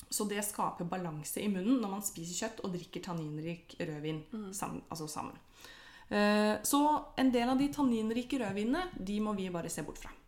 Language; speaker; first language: Norwegian; native; Norwegian